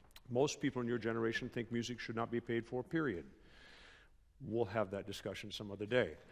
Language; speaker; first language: English; native; English